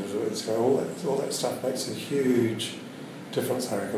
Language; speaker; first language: English; native; English